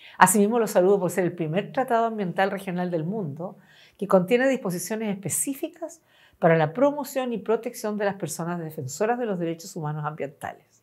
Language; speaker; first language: Spanish; native; Spanish